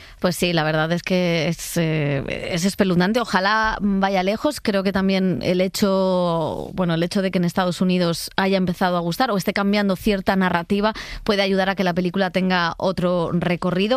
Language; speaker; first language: Spanish; native; Spanish